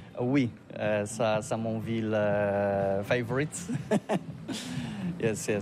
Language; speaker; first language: French; non-native, learner; Polish